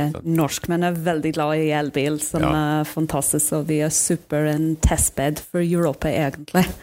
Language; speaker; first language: Norwegian; non-native, fluent; English